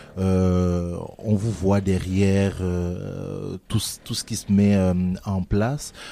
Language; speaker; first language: French; native; French